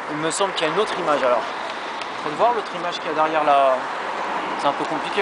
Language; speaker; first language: French; native; French